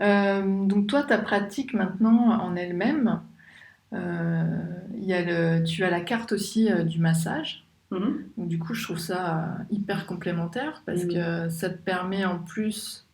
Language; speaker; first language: French; native; French